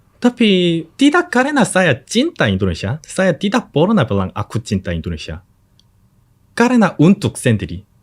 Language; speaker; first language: Indonesian; non-native, learner; Korean